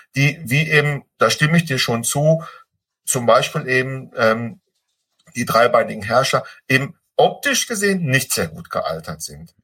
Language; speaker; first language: German; native; German